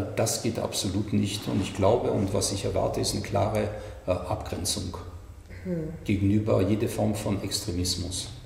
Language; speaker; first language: German; non-native, fluent; French